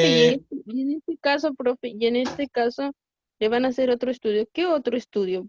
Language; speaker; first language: Spanish; native; Spanish